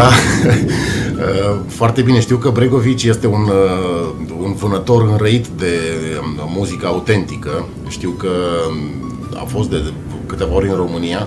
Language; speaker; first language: Romanian; native; Romanian